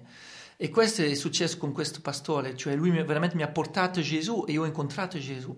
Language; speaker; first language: Italian; non-native, fluent; French